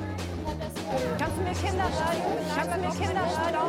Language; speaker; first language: German; native; German